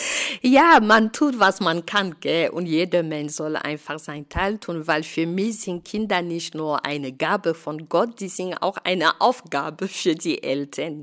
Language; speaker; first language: German; non-native, fluent; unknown